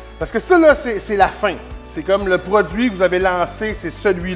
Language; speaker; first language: French; native; French